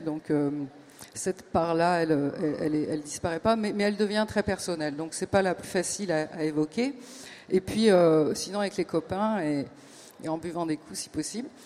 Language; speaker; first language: French; native; French